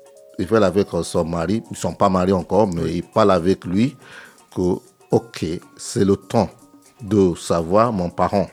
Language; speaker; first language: French; non-native, learner; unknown